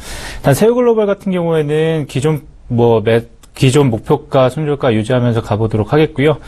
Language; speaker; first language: Korean; native; Korean